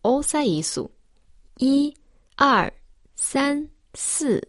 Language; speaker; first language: Portuguese; non-native, fluent; Chinese